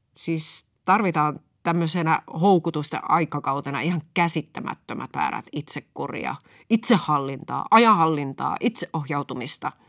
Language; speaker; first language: Finnish; native; Finnish